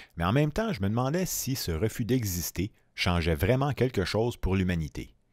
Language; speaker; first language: French; native; French